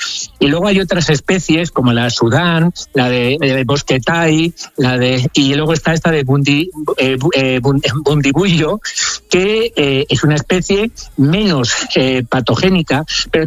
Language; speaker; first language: Spanish; native; Spanish